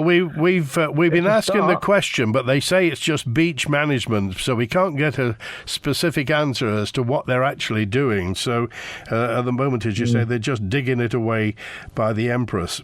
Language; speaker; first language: English; native; English